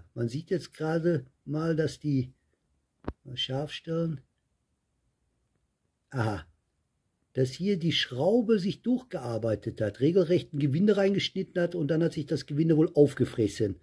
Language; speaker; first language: German; native; German